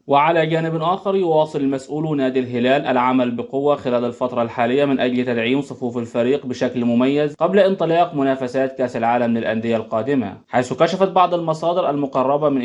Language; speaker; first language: Arabic; native; Arabic